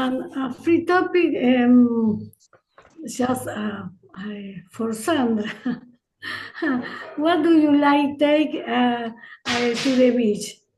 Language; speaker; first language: English; non-native, learner; Spanish